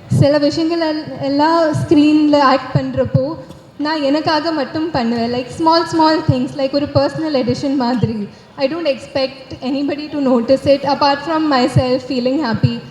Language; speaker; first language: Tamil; non-native, learner; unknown